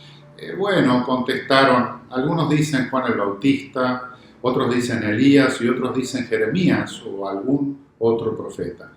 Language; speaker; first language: Spanish; native; Spanish